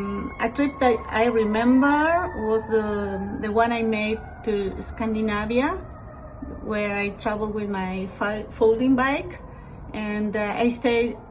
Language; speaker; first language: English; non-native, fluent; Spanish